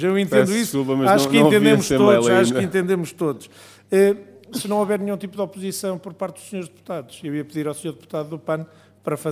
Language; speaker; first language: Portuguese; native; Portuguese